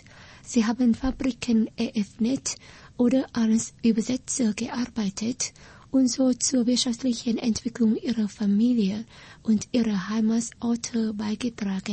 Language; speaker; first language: German; non-native, fluent; Vietnamese